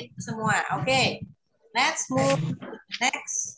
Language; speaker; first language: English; non-native, fluent; Indonesian